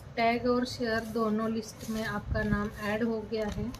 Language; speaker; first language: Hindi; non-native, local second language; Marathi